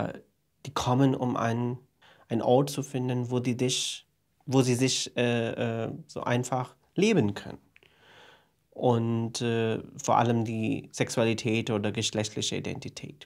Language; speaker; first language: German; non-native, fluent; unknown